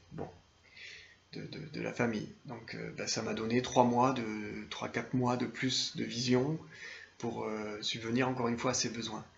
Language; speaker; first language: French; native; French